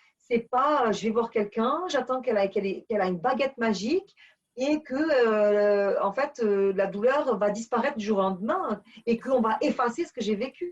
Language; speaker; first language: French; early bilingual, other home language; Portuguese